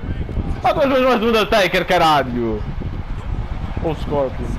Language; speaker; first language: Portuguese; native; Portuguese